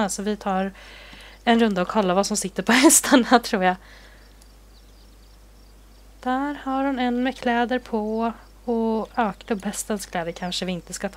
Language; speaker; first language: Swedish; native; Swedish